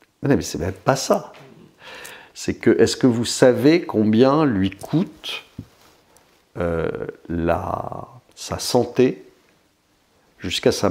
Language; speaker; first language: French; native; French